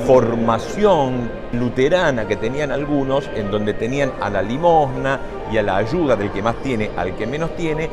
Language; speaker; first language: Spanish; native; Spanish